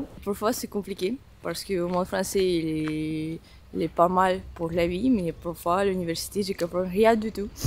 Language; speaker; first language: French; non-native, fluent; Russian